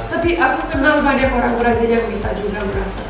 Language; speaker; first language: Indonesian; non-native, learner; Romanian